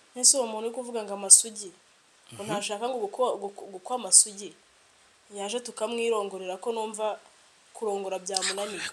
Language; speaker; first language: Kinyarwanda; native; Kinyarwanda